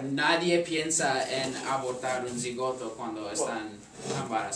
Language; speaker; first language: Spanish; non-native, learner; English